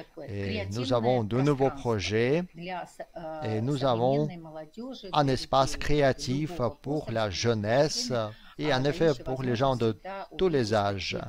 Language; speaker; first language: French; non-native, fluent; Russian